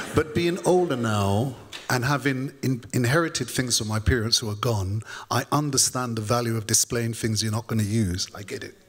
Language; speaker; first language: English; native; English